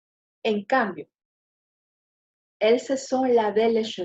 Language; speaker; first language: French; non-native, fluent; Spanish